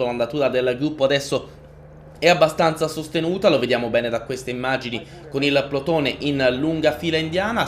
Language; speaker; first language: Italian; native; Italian